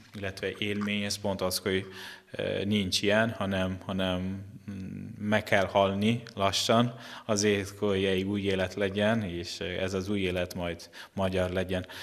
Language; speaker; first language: Hungarian; non-native, fluent; Italian